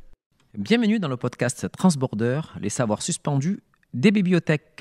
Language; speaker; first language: French; native; French